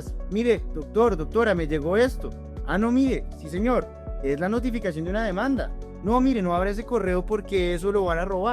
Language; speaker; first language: Spanish; native; Spanish